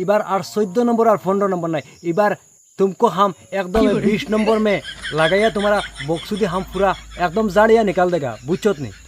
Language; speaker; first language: Hindi; non-native, local second language; Sylheti